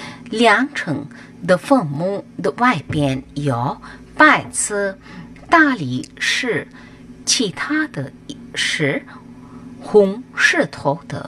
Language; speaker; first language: Chinese; non-native, fluent; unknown